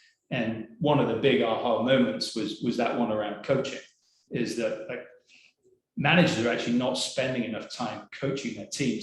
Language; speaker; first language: English; native; English